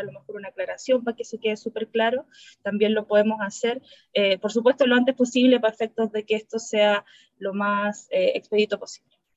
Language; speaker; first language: Spanish; native; Spanish